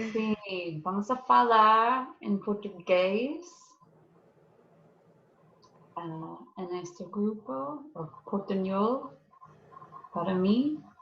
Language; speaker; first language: Portuguese; non-native, learner; Spanish